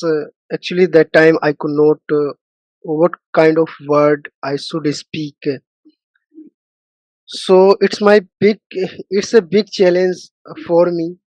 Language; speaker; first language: English; non-native, learner; Hindi